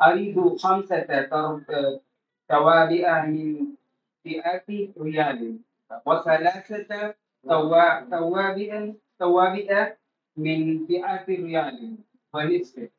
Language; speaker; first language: Arabic; non-native, learner; Urdu